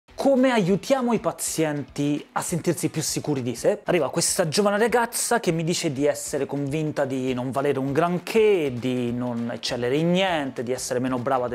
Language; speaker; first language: Italian; native; Italian